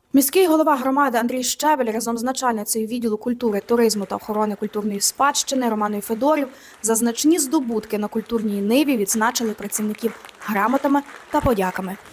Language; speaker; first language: Ukrainian; native; Ukrainian